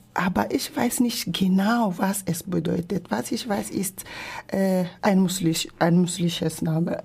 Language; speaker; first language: German; non-native, learner; Ewe